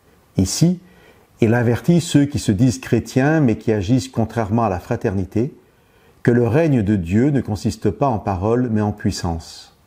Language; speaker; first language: French; native; French